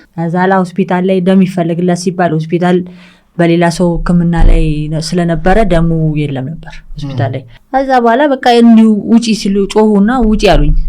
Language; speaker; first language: Amharic; early bilingual, other home language; English